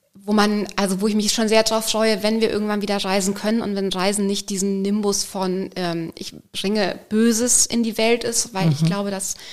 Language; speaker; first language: German; native; German